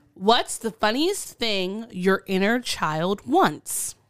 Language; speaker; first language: English; early bilingual, other home language; Yoruba